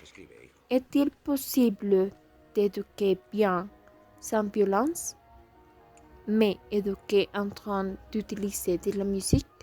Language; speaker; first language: French; non-native, learner; Spanish